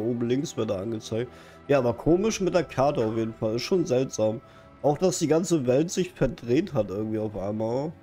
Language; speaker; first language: German; native; German